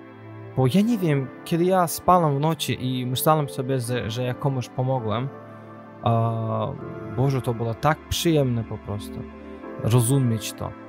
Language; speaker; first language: Polish; non-native, learner; Azerbaijani